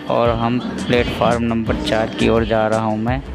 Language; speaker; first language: Hindi; native; Hindi